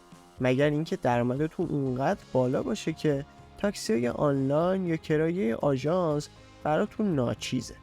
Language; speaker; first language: Persian; native; Persian